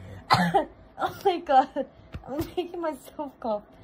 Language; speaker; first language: English; native; English